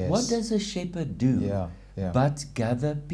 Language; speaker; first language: English; non-native, local second language; Afrikaans